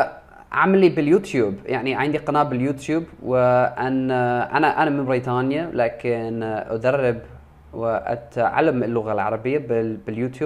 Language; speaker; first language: Arabic; non-native, learner; English